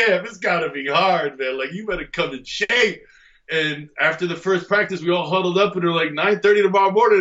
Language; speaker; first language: English; native; English